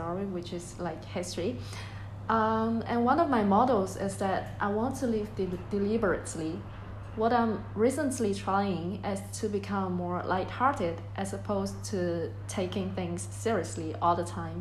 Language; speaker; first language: English; non-native, fluent; Chinese